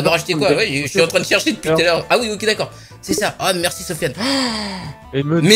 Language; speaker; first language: French; native; French